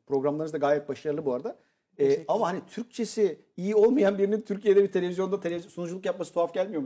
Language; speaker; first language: Turkish; native; Turkish